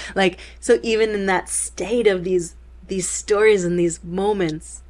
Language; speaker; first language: English; early bilingual, other home language; Spanish